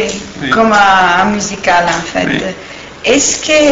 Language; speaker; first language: French; non-native, fluent; Italian